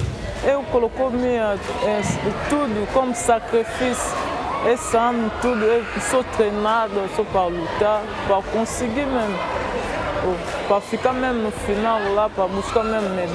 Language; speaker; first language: Portuguese; non-native, learner; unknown